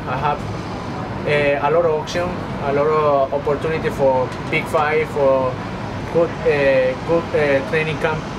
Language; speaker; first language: English; non-native, learner; Spanish